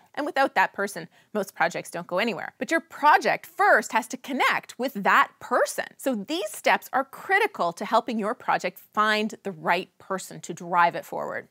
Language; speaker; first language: English; native; English